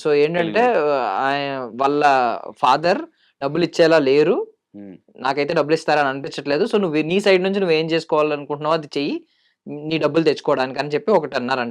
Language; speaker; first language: Telugu; native; Telugu